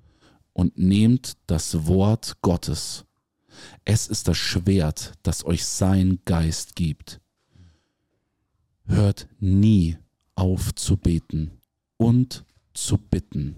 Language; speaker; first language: German; native; German